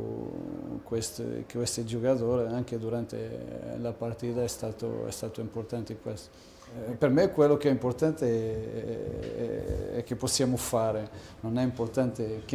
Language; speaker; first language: Italian; non-native, fluent; Portuguese